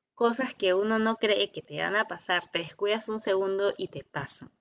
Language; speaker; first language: Spanish; native; Spanish